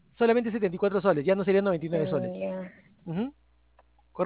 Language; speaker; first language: Spanish; native; Spanish